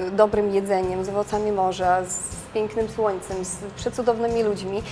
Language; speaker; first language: Polish; non-native, fluent; Russian